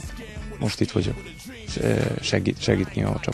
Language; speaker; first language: Hungarian; non-native, learner; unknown